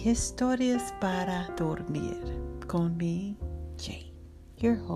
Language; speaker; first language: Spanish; non-native, learner; English